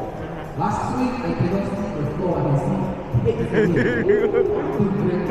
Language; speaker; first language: English; non-native, local second language; Chinese